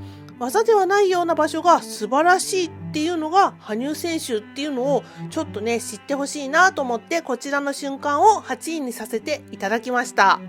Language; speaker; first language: Japanese; native; Japanese